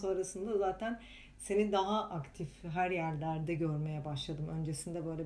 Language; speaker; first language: Turkish; non-native, fluent; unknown